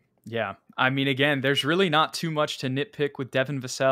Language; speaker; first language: English; native; English